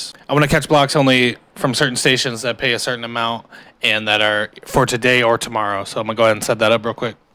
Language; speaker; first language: English; native; English